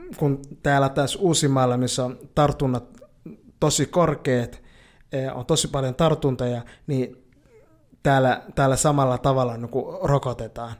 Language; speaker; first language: Finnish; early bilingual, other home language; Somali